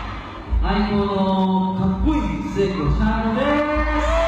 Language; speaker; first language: Japanese; non-native, learner; Korean